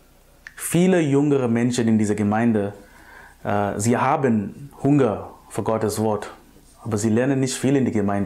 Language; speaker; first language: German; non-native, fluent; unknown